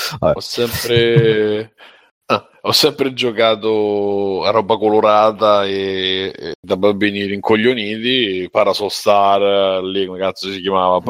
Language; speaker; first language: Italian; native; Italian